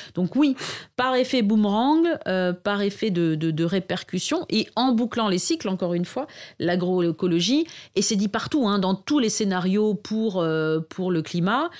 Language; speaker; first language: French; native; French